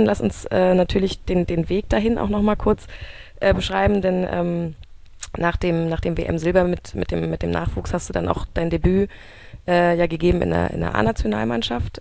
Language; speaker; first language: German; native; German